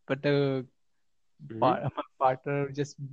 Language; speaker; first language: English; non-native, local second language; Marathi